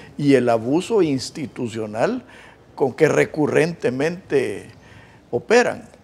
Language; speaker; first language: Spanish; native; Spanish